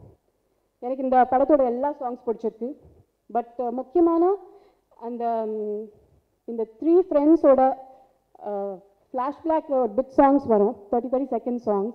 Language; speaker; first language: Tamil; non-native, local second language; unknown